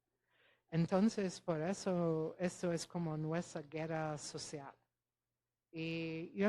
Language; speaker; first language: Spanish; non-native, fluent; Polish